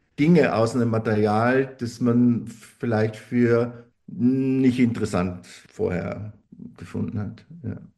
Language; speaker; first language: German; native; German